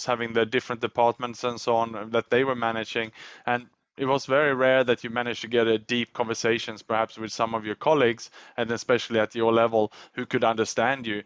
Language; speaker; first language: English; non-native, fluent; Swedish